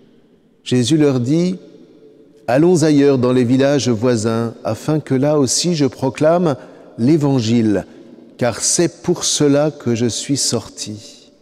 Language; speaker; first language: French; native; French